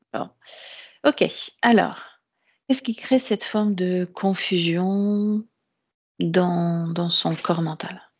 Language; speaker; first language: French; native; French